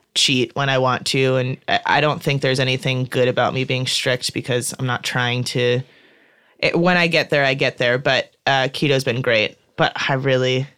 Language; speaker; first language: English; native; English